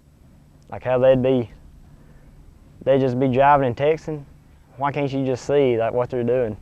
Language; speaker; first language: English; native; English